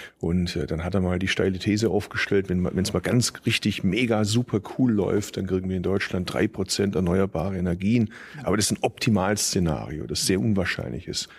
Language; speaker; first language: German; early bilingual, other home language; Turkish